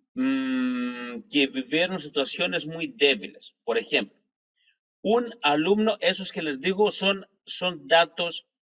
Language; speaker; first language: Spanish; non-native, fluent; Greek